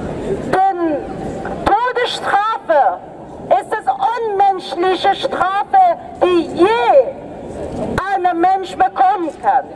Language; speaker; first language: German; non-native, fluent; Persian